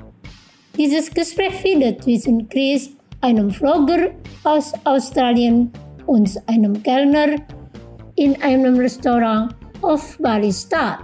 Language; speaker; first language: German; non-native, fluent; Indonesian